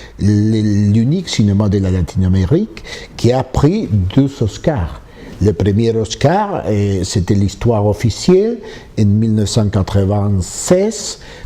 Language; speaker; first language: French; non-native, fluent; Spanish